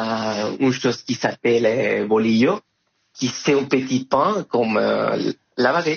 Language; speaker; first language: French; non-native, fluent; Spanish